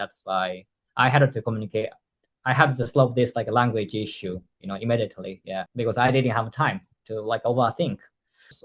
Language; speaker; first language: English; non-native, fluent; Japanese